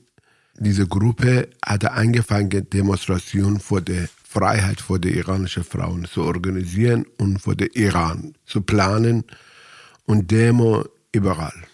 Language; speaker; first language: German; non-native, fluent; Persian